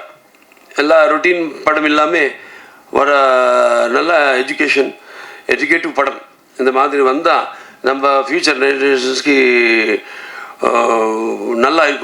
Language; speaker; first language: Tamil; non-native, learner; Telugu